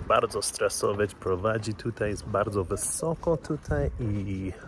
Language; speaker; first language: Polish; non-native, learner; English